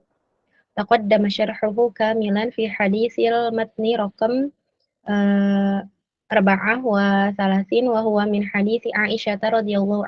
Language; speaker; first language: Arabic; non-native, learner; Indonesian